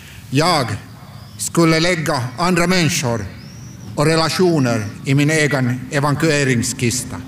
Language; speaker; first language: Swedish; non-native, local second language; Finnish